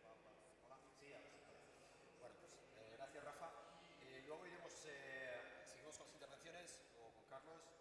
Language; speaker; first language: Spanish; native; Spanish